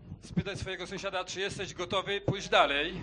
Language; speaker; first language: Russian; non-native, learner; Polish